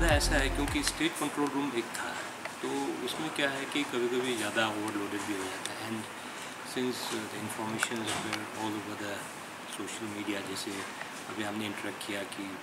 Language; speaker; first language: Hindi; non-native, local second language; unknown